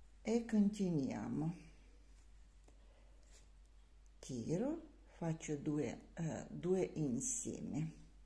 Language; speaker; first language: Italian; non-native, learner; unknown